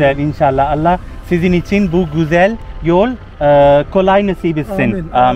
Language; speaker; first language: Turkish; non-native, learner; Urdu